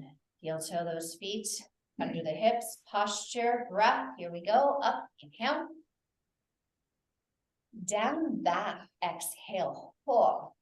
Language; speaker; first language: English; native; English